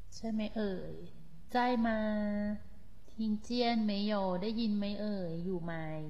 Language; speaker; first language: Thai; native; Thai